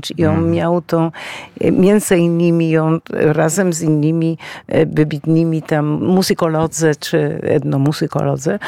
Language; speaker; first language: Polish; non-native, fluent; Spanish